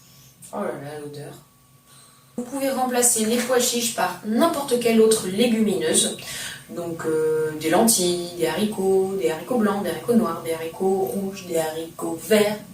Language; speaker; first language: French; native; French